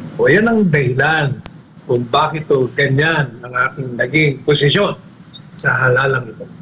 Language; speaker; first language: Filipino; native; Filipino